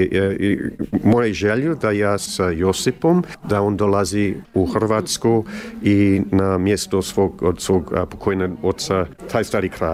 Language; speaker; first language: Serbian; early bilingual, heritage; Croatian